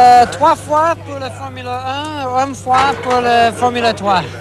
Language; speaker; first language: French; non-native, learner; English